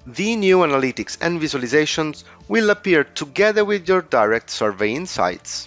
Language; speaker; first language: English; non-native, fluent; Italian